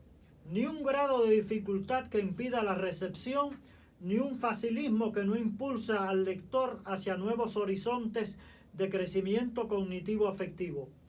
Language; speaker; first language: Spanish; native; Spanish